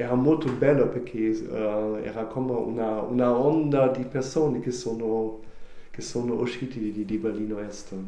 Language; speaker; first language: Italian; non-native, learner; German